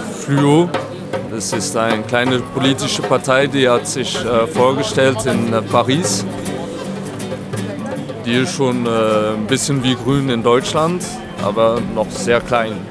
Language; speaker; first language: German; non-native, fluent; French